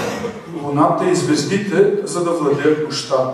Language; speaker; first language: Bulgarian; native; Bulgarian